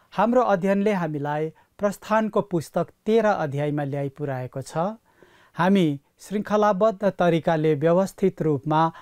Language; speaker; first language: Nepali; native; Nepali